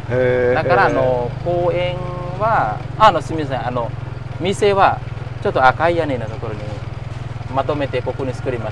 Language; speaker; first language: Japanese; non-native, fluent; Khmer